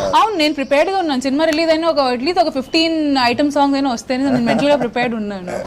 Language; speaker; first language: Telugu; non-native, local second language; Odia